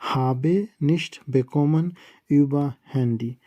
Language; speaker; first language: German; non-native, learner; Urdu